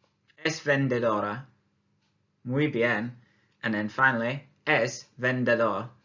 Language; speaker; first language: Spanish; non-native, learner; English